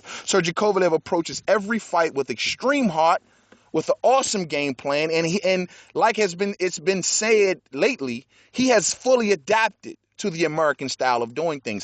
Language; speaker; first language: English; native; English